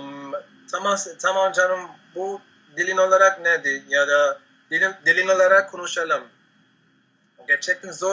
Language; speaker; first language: Turkish; non-native, learner; Spanish